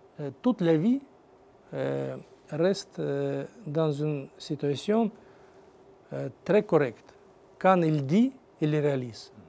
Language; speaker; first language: French; non-native, learner; Russian